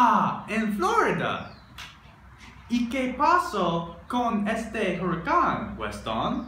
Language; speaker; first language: Spanish; non-native, learner; English